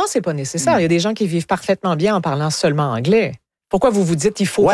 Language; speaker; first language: French; native; French